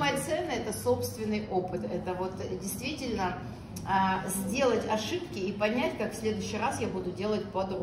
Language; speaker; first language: Russian; native; Russian